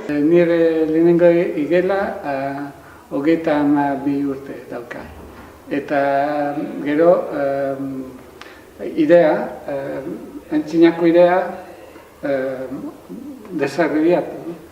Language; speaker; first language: Basque; non-native, learner; Italian